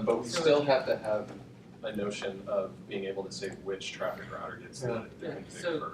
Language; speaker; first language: English; native; English